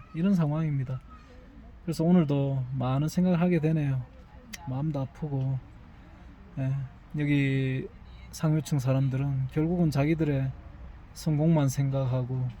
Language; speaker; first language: Korean; native; Korean